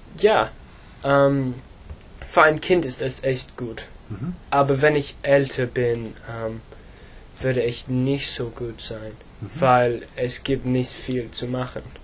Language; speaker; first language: German; non-native, learner; English